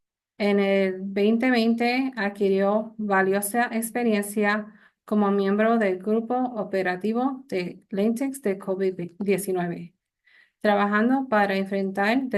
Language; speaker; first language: Spanish; early bilingual, heritage; Spanish